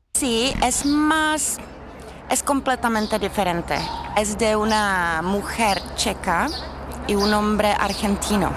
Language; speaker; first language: Spanish; non-native, fluent; Czech